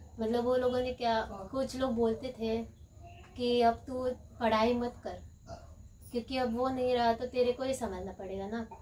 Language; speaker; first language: Hindi; non-native, local second language; Konkani